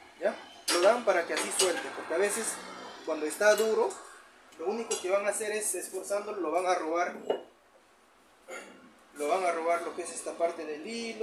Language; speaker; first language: Spanish; native; Spanish